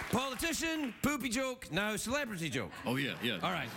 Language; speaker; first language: English; native; English